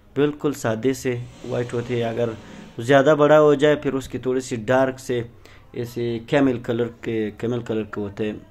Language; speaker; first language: Urdu; non-native, local second language; Pashto